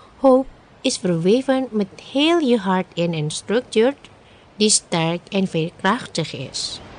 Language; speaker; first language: Dutch; non-native, fluent; Indonesian